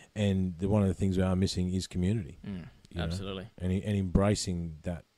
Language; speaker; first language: English; native; English